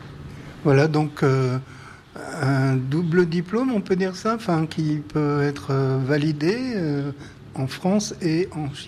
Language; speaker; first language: French; native; French